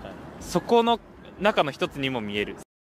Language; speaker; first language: Japanese; native; Japanese